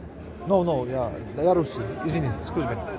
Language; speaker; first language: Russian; non-native, learner; Tajik